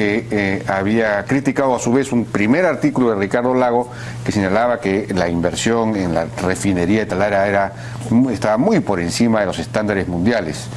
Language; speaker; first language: Spanish; native; Spanish